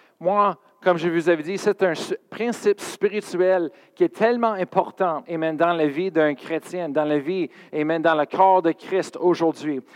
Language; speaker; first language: French; non-native, fluent; English